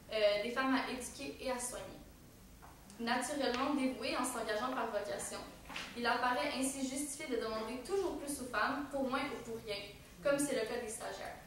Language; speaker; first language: French; native; French